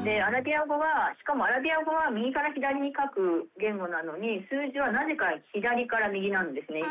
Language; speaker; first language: Japanese; native; Japanese